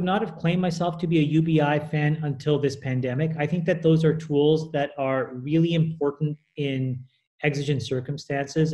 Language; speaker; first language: English; native; English